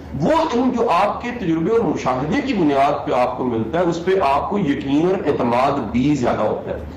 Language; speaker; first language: Urdu; non-native, local second language; Punjabi